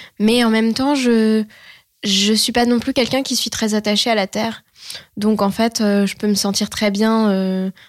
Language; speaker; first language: French; native; French